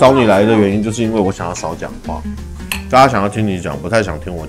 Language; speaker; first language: Chinese; native; Chinese